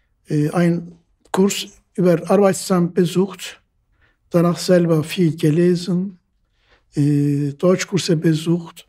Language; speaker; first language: German; non-native, fluent; Turkish